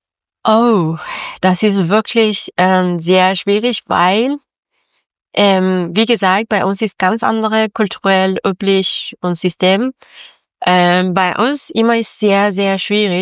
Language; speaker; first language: German; non-native, learner; Persian